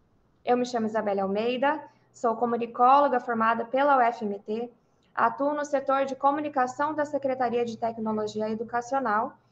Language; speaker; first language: Portuguese; native; Portuguese